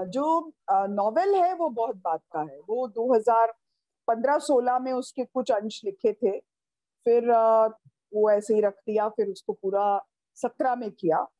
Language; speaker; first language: Hindi; native; Hindi